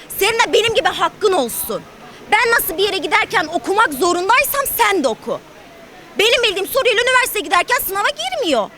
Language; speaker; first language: Turkish; native; Turkish